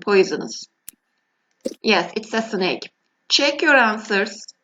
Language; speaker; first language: English; non-native, fluent; Turkish